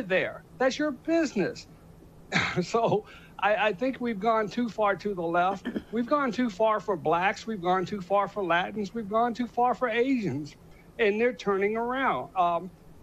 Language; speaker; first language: English; native; English